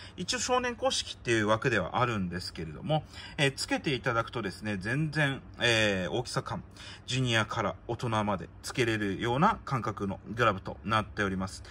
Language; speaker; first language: Japanese; native; Japanese